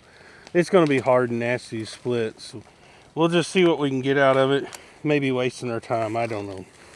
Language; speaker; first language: English; native; English